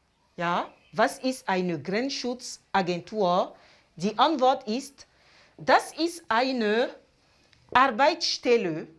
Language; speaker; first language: German; non-native, fluent; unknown